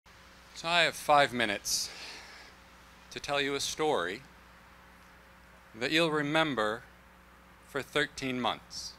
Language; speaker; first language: English; native; English